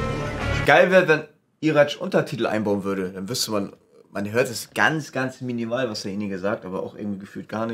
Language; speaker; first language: German; native; German